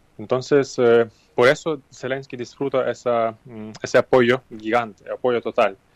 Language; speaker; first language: Spanish; non-native, fluent; Ukrainian